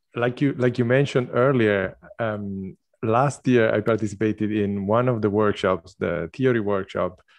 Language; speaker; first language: English; non-native, fluent; Italian